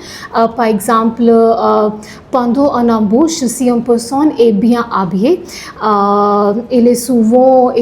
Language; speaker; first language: French; non-native, learner; Punjabi